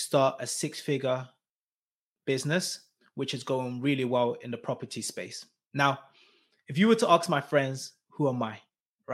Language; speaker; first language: English; native; English